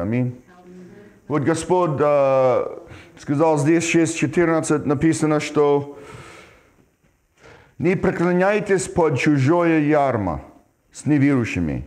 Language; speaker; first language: Russian; non-native, fluent; English